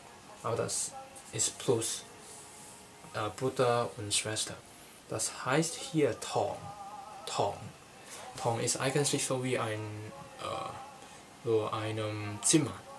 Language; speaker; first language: German; non-native, learner; Cantonese